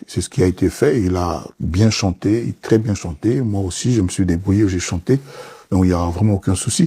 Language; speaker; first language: French; non-native, local second language; Lingala